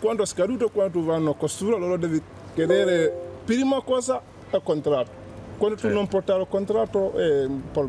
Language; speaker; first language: Italian; non-native, learner; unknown